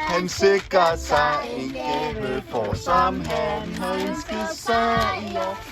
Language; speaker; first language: Danish; native; Danish